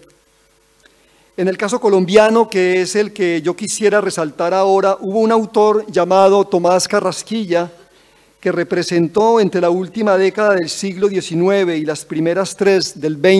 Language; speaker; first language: Spanish; native; Spanish